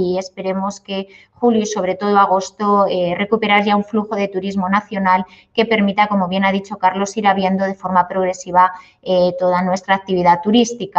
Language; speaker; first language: Spanish; native; Spanish